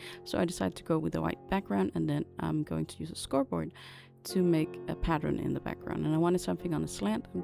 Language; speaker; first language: English; non-native, fluent; Danish